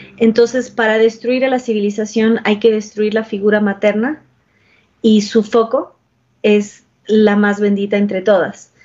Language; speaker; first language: Spanish; early bilingual, heritage; English